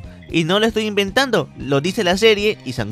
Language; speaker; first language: Spanish; native; Spanish